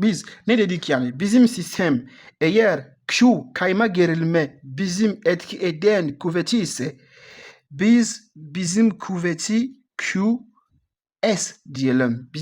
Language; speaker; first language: Turkish; non-native, learner; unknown